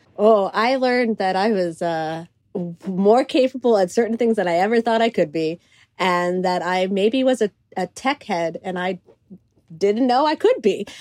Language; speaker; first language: English; early bilingual, other home language; Greek